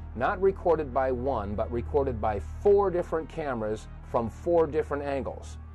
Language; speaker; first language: English; native; English